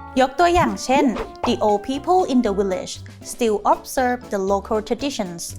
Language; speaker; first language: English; non-native, fluent; Thai